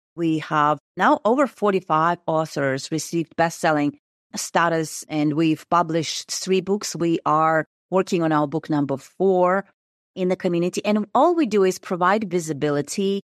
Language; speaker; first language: English; non-native, fluent; Russian